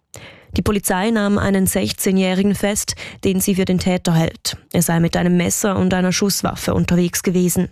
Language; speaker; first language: German; native; German